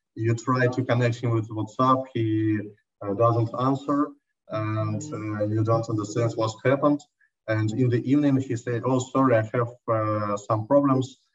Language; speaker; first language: English; non-native, learner; Russian